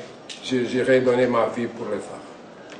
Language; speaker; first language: French; non-native, fluent; Portuguese